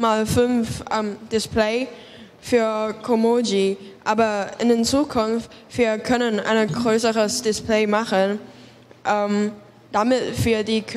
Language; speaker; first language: German; non-native, learner; Cantonese